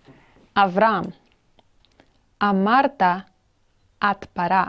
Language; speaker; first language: Hebrew; non-native, fluent; English